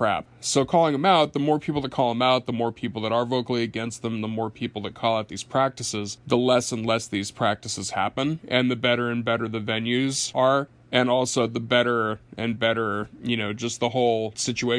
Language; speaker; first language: English; native; English